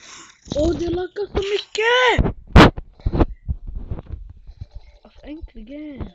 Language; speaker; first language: Swedish; early bilingual, other home language; French